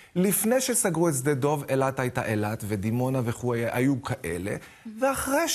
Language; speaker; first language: Hebrew; native; Hebrew